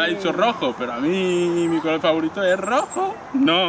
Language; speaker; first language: Spanish; non-native, fluent; Haitian Creole